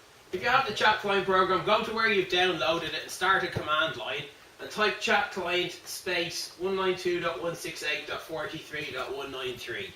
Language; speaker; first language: English; native; English